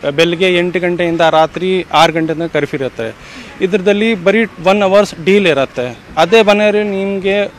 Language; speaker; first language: Kannada; non-native, fluent; Kashmiri